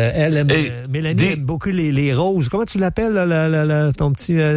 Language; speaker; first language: French; native; French